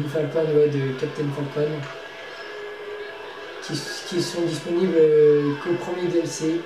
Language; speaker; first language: French; native; French